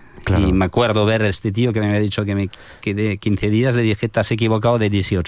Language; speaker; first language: Spanish; non-native, fluent; French